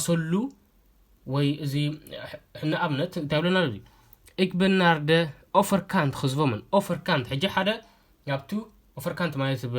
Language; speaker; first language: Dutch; non-native, fluent; Tigrinya